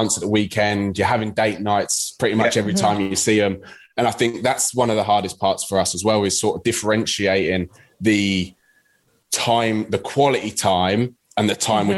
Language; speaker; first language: English; native; English